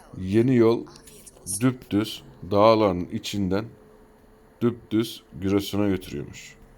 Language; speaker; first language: Turkish; early bilingual, heritage; Turkish